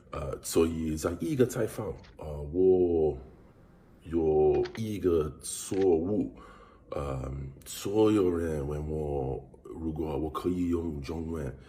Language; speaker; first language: Chinese; non-native, learner; English